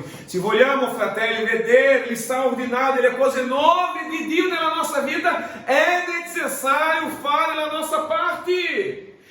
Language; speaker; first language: Italian; non-native, fluent; Portuguese